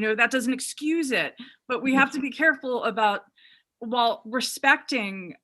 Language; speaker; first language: English; native; English